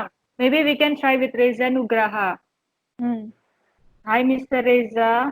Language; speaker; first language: English; non-native, fluent; Indonesian